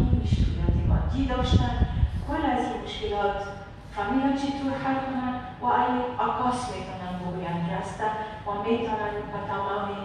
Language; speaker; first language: Persian; non-native, learner; Arabic